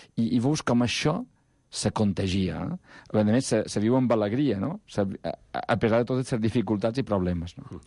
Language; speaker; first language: Catalan; native; Catalan